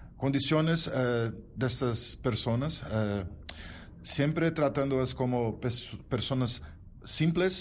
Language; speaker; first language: Spanish; non-native, learner; Portuguese